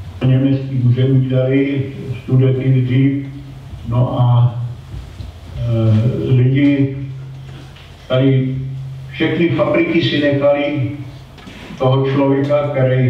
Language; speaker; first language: Czech; non-native, local second language; German